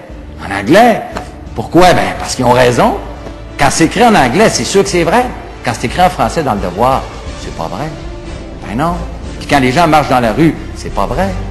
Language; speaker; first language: French; native; French